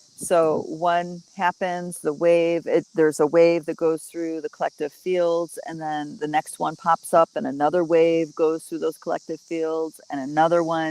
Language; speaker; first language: English; native; English